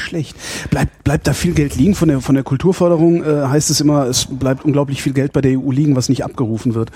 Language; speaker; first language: German; native; German